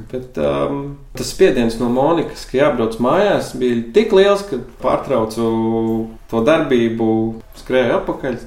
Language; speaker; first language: Latvian; native; Latvian